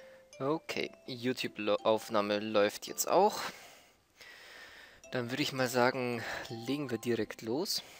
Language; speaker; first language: German; native; German